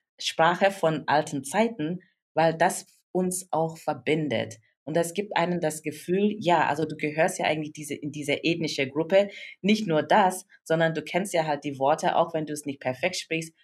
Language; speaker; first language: German; non-native, fluent; Yoruba